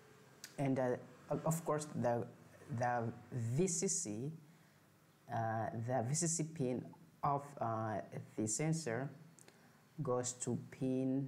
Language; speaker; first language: English; non-native, fluent; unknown